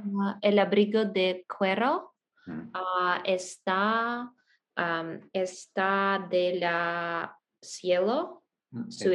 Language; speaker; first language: Spanish; non-native, learner; Russian